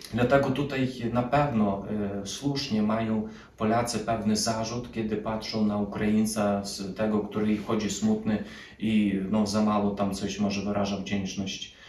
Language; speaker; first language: Polish; early bilingual, other home language; Ukrainian